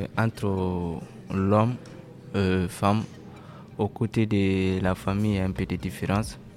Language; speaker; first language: French; non-native, local second language; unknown